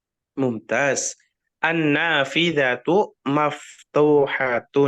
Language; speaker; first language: Arabic; non-native, fluent; Indonesian